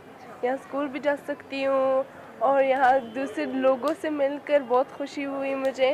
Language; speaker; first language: Hindi; non-native, learner; Pashto